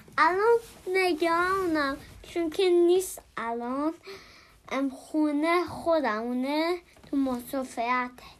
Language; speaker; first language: Persian; early bilingual, heritage; Persian